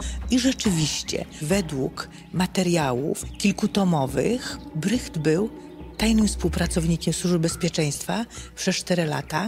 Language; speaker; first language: Polish; native; Polish